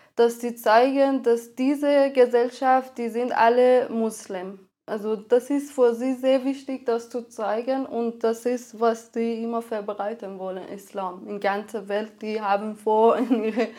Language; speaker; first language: German; non-native, fluent; Persian